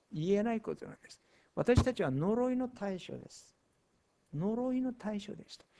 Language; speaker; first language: Japanese; non-native, fluent; Korean